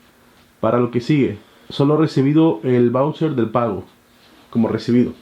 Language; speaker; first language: Spanish; native; Spanish